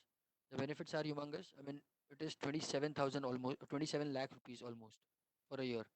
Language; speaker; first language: English; non-native, local second language; Hindi